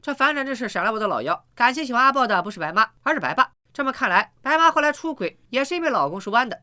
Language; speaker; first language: Chinese; native; Chinese